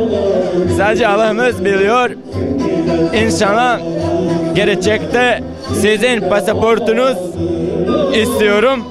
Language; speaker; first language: Turkish; non-native, learner; Bosnian